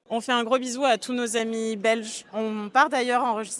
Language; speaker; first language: French; native; French